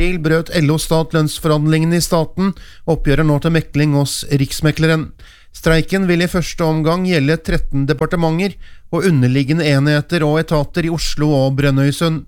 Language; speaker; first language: Norwegian; native; Norwegian